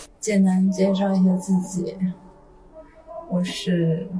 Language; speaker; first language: Chinese; native; Chinese